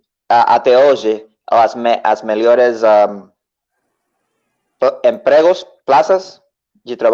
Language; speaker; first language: Portuguese; non-native, learner; Spanish